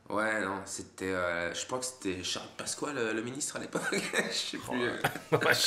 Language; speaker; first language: French; native; French